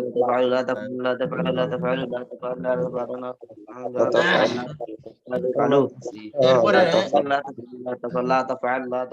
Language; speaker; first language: Arabic; non-native, learner; Bangla